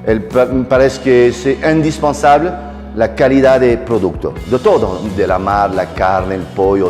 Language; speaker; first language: Spanish; non-native, learner; French